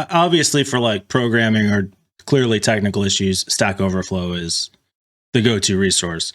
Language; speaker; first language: English; native; English